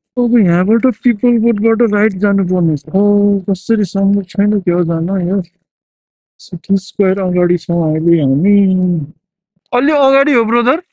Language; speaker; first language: Nepali; native; Nepali